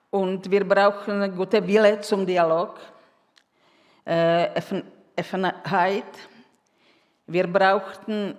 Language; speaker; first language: German; non-native, fluent; Czech